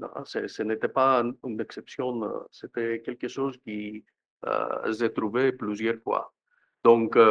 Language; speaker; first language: French; non-native, fluent; Greek